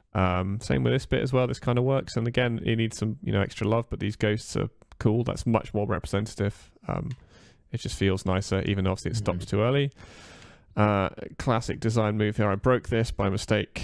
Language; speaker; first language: English; native; English